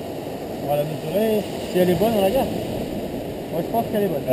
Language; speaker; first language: French; native; French